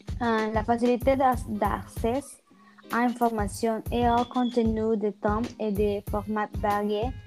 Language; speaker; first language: French; non-native, learner; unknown